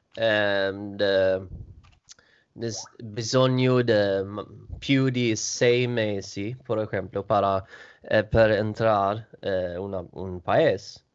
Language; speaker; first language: Italian; non-native, learner; Swedish